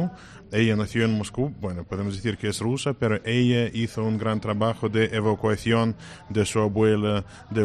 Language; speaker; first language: Spanish; non-native, fluent; Russian